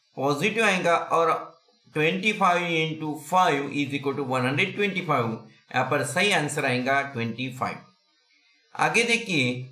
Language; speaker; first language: Hindi; non-native, local second language; Marathi